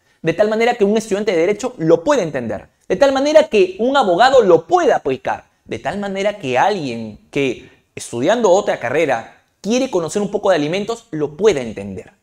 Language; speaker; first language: Spanish; native; Spanish